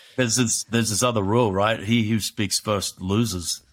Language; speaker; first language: English; native; English